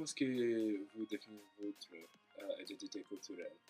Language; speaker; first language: French; non-native, learner; English